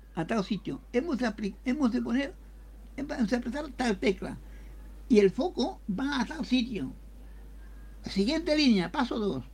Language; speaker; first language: Spanish; native; Spanish